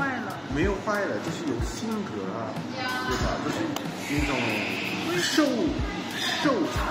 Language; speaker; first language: Chinese; non-native, fluent; English